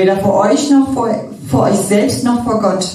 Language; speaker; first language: German; native; German